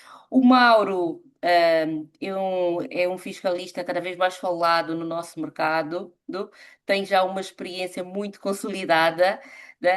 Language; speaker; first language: Portuguese; native; Portuguese